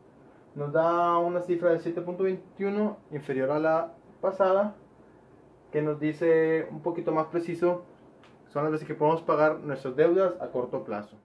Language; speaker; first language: Spanish; native; Spanish